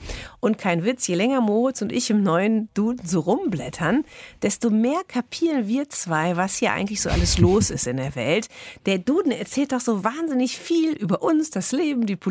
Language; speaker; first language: German; native; German